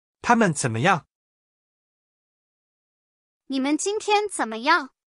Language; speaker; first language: Chinese; non-native, learner; English